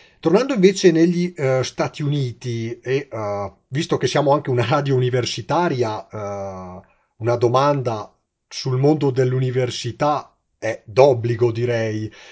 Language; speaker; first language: Italian; native; Italian